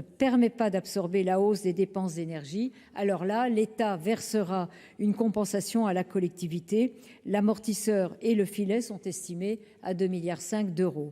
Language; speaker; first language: French; native; French